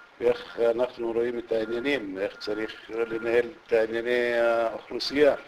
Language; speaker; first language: Hebrew; non-native, local second language; Arabic